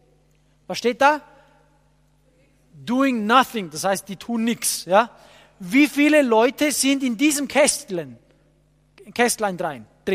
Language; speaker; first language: German; non-native, fluent; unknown